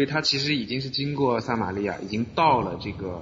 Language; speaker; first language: Chinese; native; Chinese